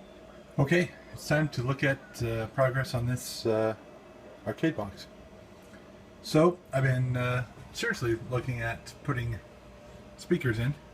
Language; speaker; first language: English; native; English